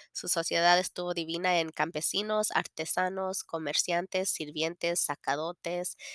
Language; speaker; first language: Spanish; early bilingual, heritage; Spanish